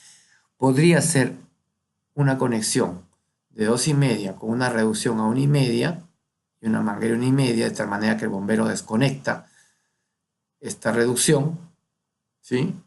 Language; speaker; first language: Spanish; native; Spanish